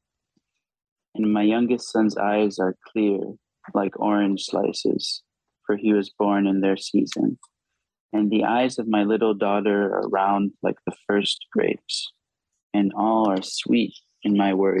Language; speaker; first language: English; non-native, fluent; Hebrew